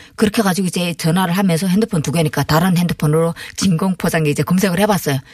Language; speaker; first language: Korean; native; Korean